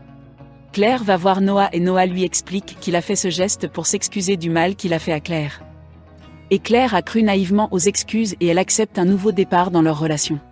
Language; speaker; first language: French; non-native, local second language; Haitian Creole